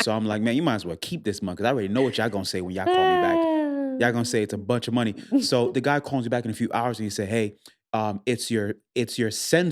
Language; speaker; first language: English; native; English